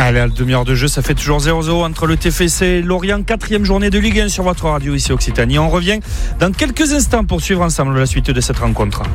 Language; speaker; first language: French; native; French